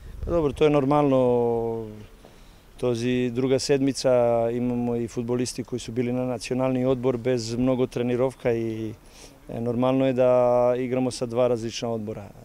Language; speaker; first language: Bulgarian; non-native, learner; Serbian